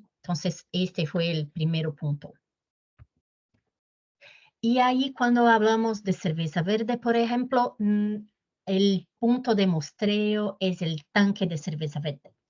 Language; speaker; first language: Spanish; non-native, fluent; Portuguese